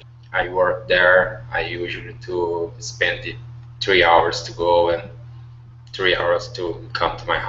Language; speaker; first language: English; non-native, learner; Portuguese